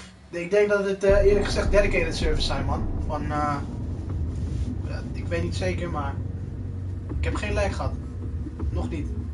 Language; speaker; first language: Dutch; native; Dutch